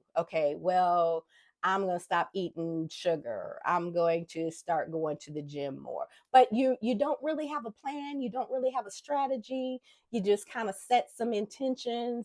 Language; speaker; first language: English; native; English